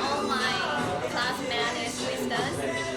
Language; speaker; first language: English; non-native, learner; Chinese